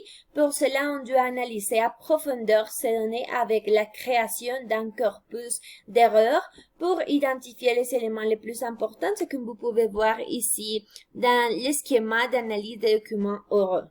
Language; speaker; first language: French; non-native, fluent; Spanish